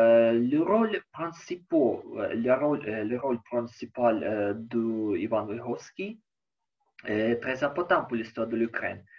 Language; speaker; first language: French; non-native, learner; Ukrainian